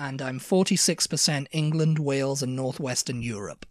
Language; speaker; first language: English; native; English